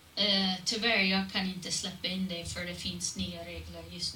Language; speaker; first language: Swedish; non-native, fluent; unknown